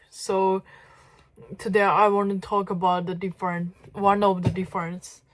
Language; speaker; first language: English; non-native, learner; Japanese